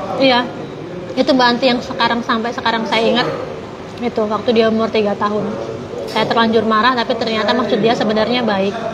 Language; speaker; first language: Indonesian; non-native, local second language; Javanese